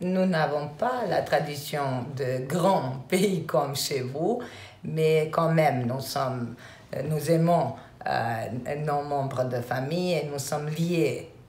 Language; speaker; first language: French; non-native, fluent; Serbian